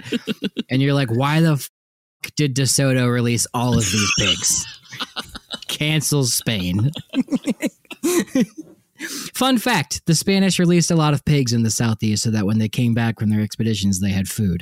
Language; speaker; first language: English; native; English